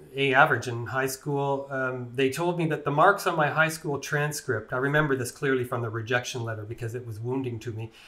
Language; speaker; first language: English; native; English